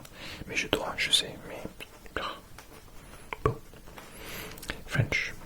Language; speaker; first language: French; non-native, learner; English